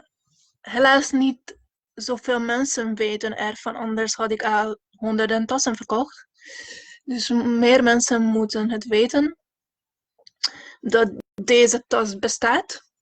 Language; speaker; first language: Dutch; non-native, fluent; Hungarian